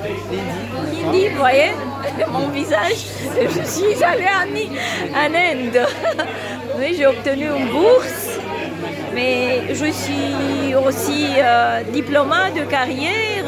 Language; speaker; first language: French; non-native, fluent; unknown